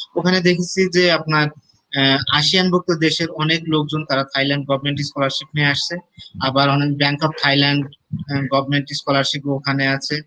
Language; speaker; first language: Bangla; native; Bangla